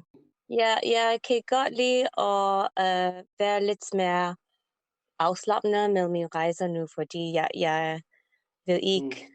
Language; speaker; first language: Danish; non-native, learner; English